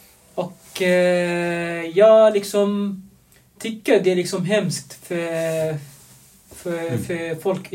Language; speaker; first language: Swedish; non-native, fluent; Arabic